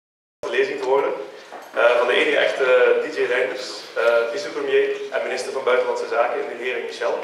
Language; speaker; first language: Dutch; native; Dutch